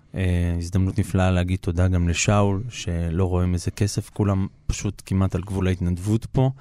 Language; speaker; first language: Hebrew; native; Hebrew